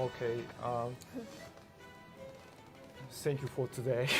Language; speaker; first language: English; non-native, learner; Japanese